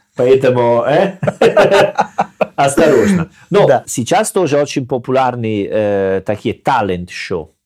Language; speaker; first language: Russian; non-native, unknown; Italian